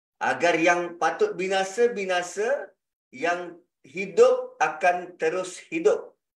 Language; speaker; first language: Malay; native; Malay